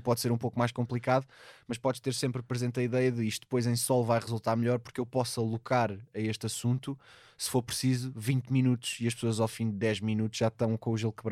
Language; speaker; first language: Portuguese; native; Portuguese